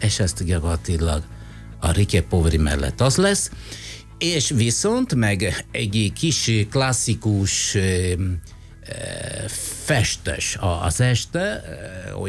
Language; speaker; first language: Hungarian; non-native, fluent; Italian